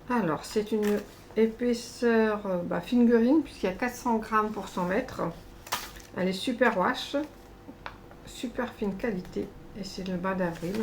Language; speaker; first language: French; native; French